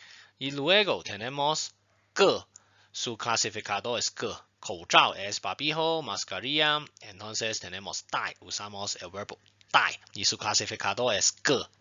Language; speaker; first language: Spanish; non-native, fluent; Chinese